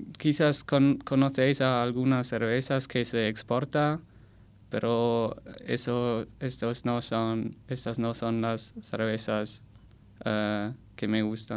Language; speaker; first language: Spanish; non-native, learner; German